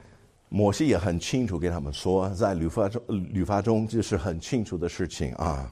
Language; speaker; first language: Chinese; non-native, fluent; English